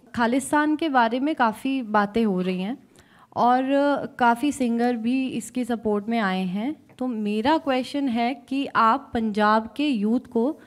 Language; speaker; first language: Hindi; native; Hindi